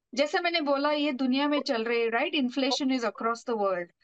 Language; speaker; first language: Hindi; non-native, local second language; Marathi